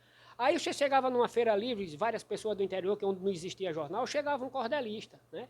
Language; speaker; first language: Portuguese; native; Portuguese